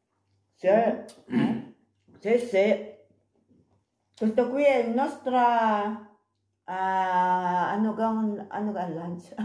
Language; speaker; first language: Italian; non-native, learner; Filipino